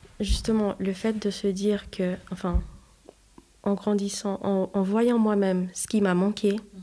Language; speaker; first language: French; non-native, local second language; Haitian Creole